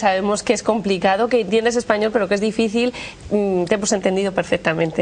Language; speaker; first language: Spanish; native; Spanish